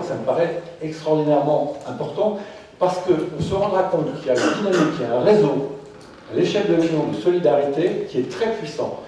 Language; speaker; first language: French; native; French